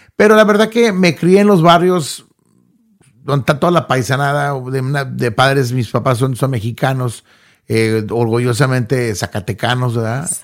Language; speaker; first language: Spanish; early bilingual, heritage; Spanish